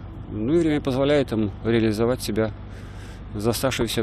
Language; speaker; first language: Russian; native; Russian